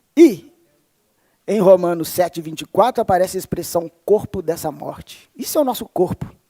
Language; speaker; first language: Portuguese; native; Portuguese